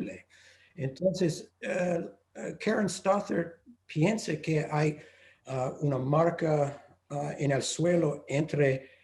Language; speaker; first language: Spanish; non-native, fluent; English